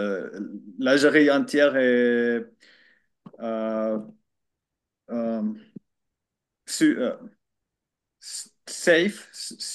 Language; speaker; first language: French; non-native, learner; Finnish